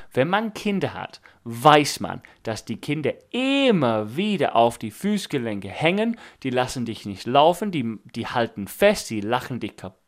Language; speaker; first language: German; non-native, fluent; English